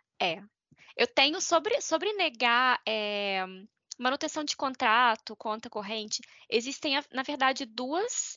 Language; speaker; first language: Portuguese; native; Portuguese